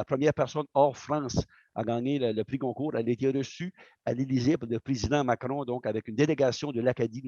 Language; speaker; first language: French; native; French